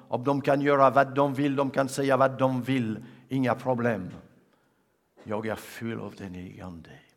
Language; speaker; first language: Swedish; non-native, fluent; French